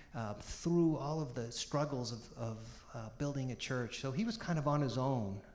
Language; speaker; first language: English; native; English